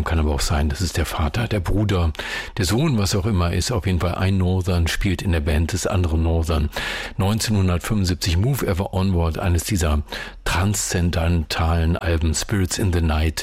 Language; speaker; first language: German; native; German